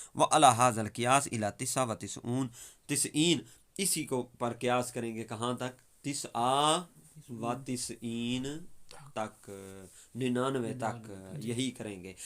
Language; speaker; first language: Urdu; native; Urdu